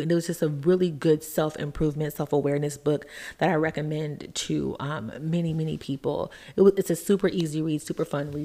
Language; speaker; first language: English; native; English